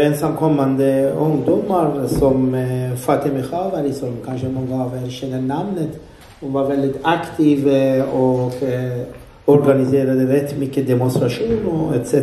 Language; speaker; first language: Swedish; non-native, fluent; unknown